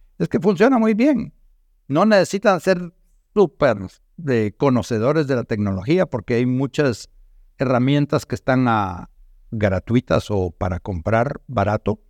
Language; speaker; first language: Spanish; native; Spanish